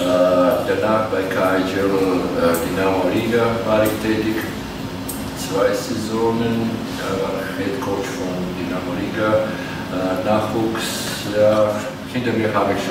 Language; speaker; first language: German; non-native, fluent; Latvian